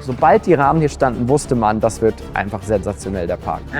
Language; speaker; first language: German; native; German